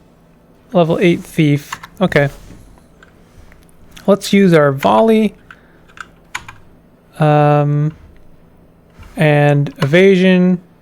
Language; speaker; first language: English; native; English